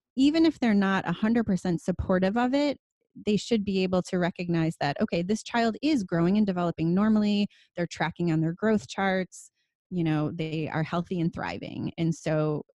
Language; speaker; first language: English; native; English